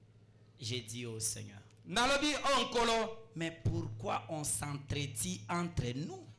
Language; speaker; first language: French; non-native, local second language; Lingala